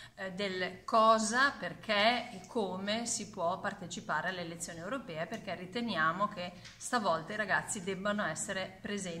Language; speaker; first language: Italian; native; Italian